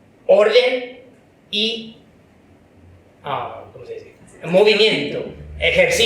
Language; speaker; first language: Spanish; non-native, fluent; Chinese